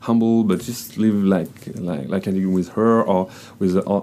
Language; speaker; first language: English; non-native, fluent; French